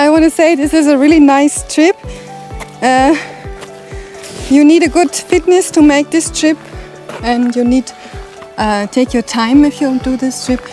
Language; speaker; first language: English; non-native, learner; German